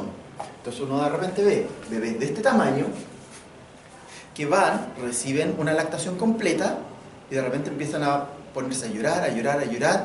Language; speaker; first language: Spanish; native; Spanish